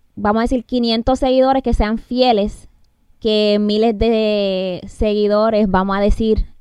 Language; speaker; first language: Spanish; early bilingual, heritage; Spanish